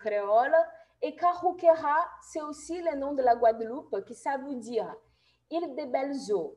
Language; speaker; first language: French; non-native, fluent; Portuguese